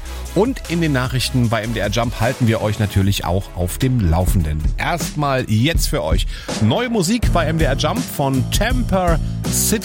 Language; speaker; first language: German; native; German